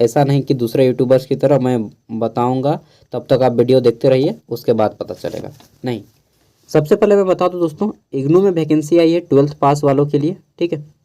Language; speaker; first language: Hindi; native; Hindi